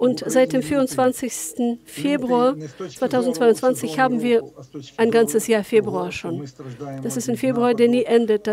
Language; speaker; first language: German; non-native, fluent; Ukrainian